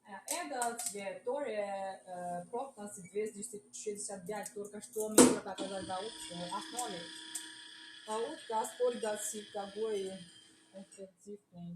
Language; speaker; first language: Russian; non-native, learner; Chinese